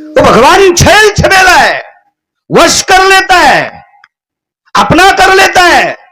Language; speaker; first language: Hindi; non-native, local second language; Marathi